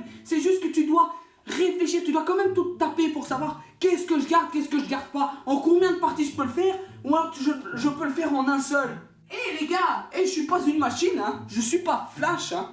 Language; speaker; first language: French; native; French